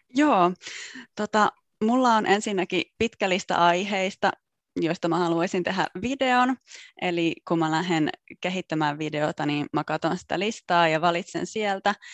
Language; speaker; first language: Finnish; native; Finnish